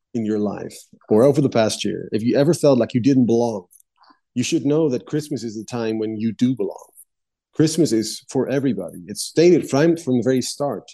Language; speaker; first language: English; non-native, fluent; Dutch